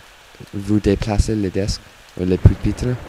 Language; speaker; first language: French; non-native, learner; English